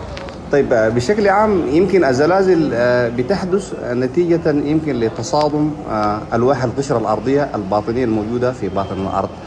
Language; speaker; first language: Arabic; native; Arabic